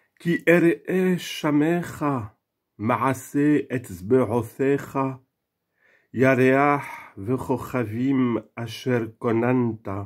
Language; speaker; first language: Hebrew; non-native, learner; French